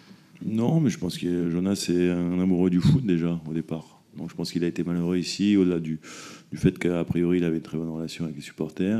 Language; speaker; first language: French; native; French